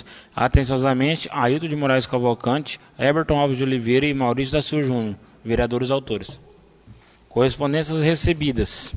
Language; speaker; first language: Portuguese; native; Portuguese